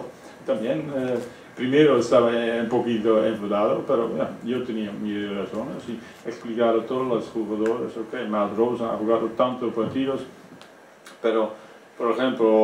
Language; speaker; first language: Spanish; non-native, fluent; Dutch